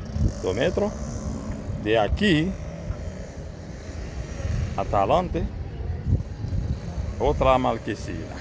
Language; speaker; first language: Spanish; non-native, learner; Haitian Creole